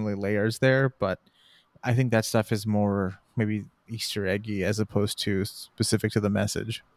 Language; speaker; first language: English; native; English